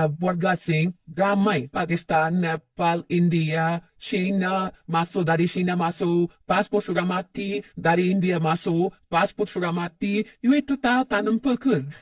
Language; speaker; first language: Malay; non-native, learner; Rohingya